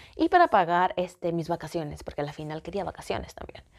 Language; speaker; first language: Spanish; native; Spanish